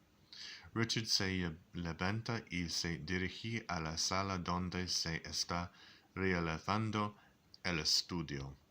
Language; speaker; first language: Spanish; non-native, learner; English